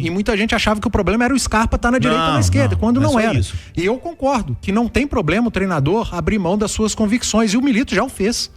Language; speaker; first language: Portuguese; native; Portuguese